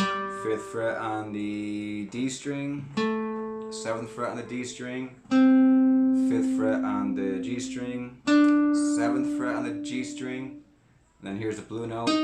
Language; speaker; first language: English; native; English